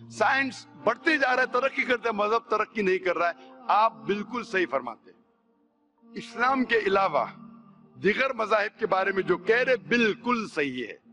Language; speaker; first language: Hindi; non-native, local second language; Konkani